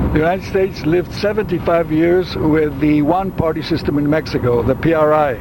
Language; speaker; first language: English; early bilingual, other home language; Spanish